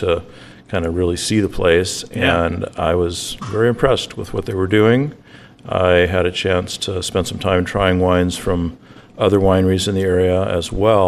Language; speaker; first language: English; native; English